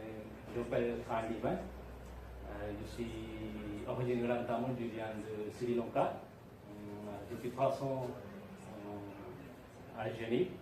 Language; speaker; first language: French; non-native, learner; Tamil